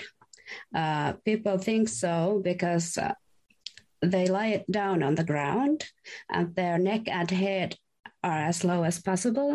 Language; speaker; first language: English; non-native, fluent; Finnish